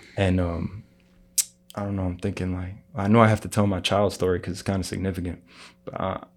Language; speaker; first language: English; early bilingual, other home language; Greek